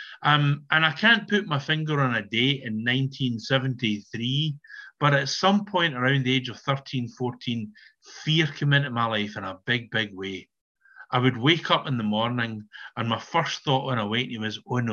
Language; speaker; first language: English; native; English